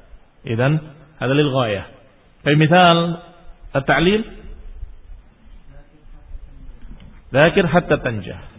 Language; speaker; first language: Arabic; non-native, fluent; Indonesian